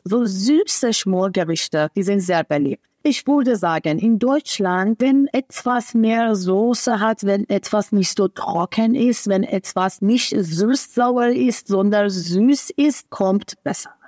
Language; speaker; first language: German; non-native, fluent; Persian